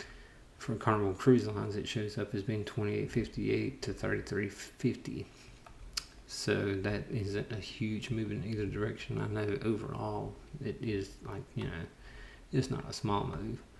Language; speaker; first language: English; native; English